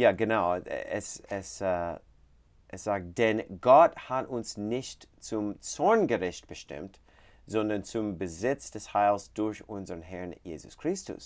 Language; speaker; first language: German; non-native, learner; English